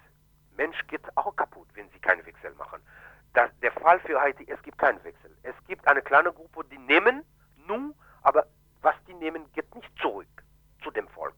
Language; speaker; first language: German; non-native, fluent; Haitian Creole